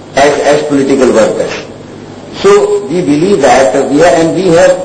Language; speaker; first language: English; non-native, local second language; Urdu